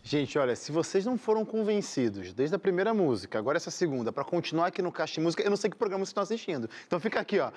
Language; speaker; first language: Portuguese; native; Portuguese